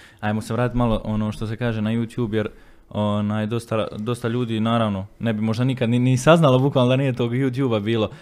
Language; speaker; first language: Croatian; native; Croatian